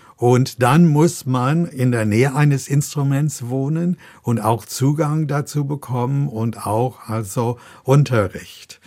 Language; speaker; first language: German; non-native, fluent; English